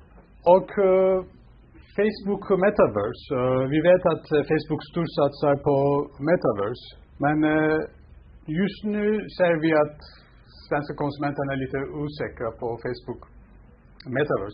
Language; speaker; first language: Swedish; non-native, fluent; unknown